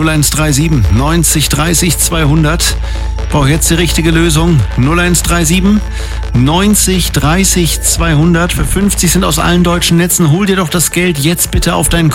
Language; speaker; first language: German; native; German